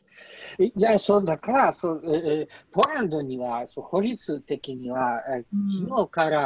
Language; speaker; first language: Japanese; non-native, learner; Polish